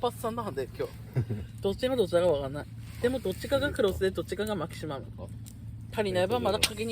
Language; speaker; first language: Japanese; native; Japanese